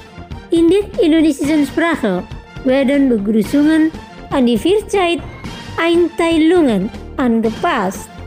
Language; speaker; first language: German; non-native, fluent; Indonesian